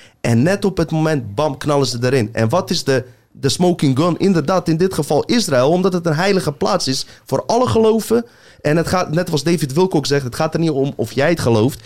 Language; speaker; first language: Dutch; early bilingual, other home language; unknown